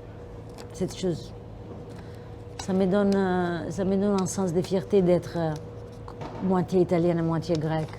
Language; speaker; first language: French; non-native, fluent; Italian